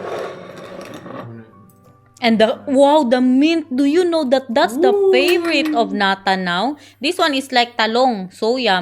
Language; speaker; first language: English; non-native, local second language; Filipino